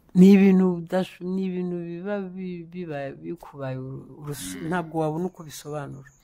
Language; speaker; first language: Kinyarwanda; early bilingual, heritage; Kinyarwanda